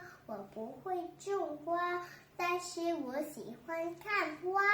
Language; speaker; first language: Chinese; non-native, learner; Vietnamese